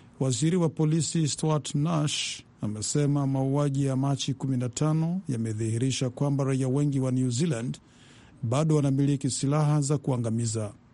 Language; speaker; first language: Swahili; non-native, local second language; Rundi